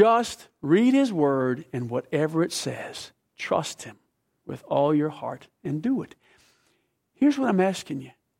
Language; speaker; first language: English; native; English